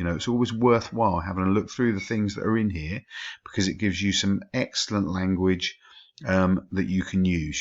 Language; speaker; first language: English; native; English